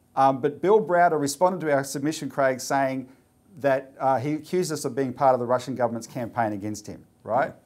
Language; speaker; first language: English; native; English